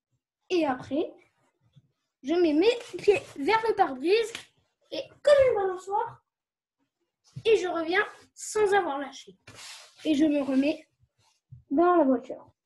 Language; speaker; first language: French; native; French